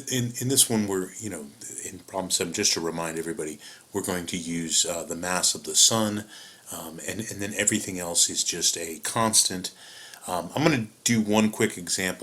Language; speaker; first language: English; native; English